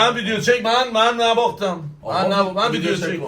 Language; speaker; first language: Persian; native; Persian